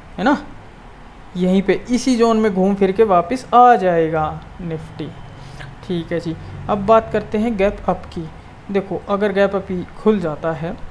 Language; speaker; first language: Hindi; native; Hindi